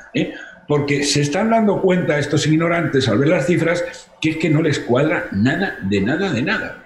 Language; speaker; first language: Spanish; native; Spanish